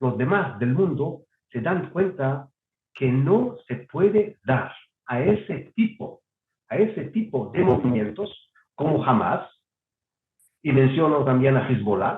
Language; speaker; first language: Spanish; non-native, fluent; Hebrew